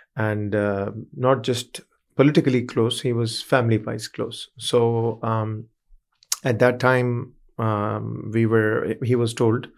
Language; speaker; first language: English; early bilingual, other home language; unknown